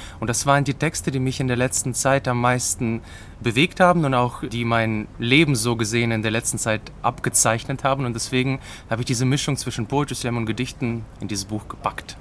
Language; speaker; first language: German; non-native, fluent; Russian